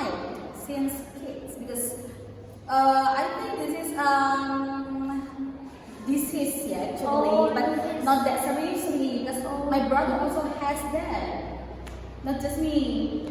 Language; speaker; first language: English; non-native, learner; Indonesian